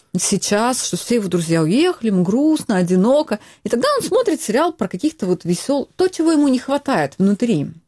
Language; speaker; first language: Russian; non-native, local second language; Ukrainian